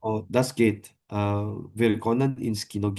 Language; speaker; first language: German; non-native, learner; Indonesian